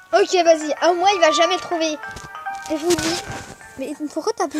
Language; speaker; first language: French; native; French